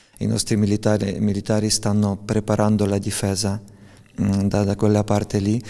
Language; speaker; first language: Italian; non-native, fluent; Ukrainian